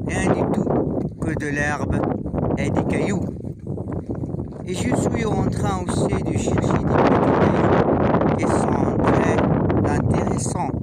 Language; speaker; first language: French; non-native, learner; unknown